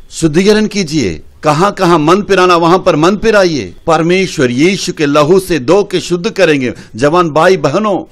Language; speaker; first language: Hindi; non-native, local second language; Tamil